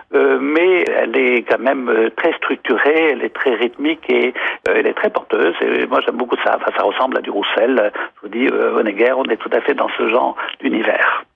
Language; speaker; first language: French; native; French